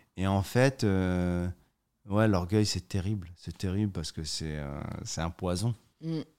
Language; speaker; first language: French; native; French